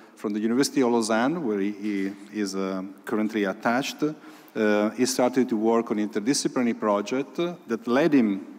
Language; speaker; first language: English; non-native, fluent; Italian